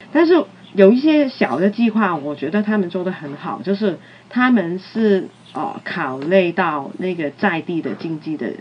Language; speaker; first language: Chinese; non-native, local second language; Cantonese